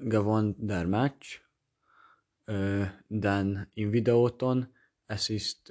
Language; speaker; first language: German; non-native, learner; Hungarian